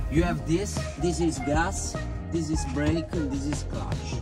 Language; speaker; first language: English; non-native, learner; Italian